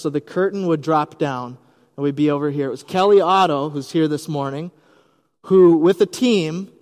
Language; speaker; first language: English; native; English